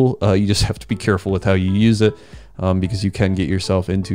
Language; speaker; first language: English; native; English